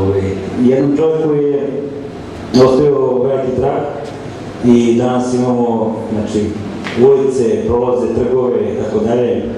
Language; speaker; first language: Serbian; native; Serbian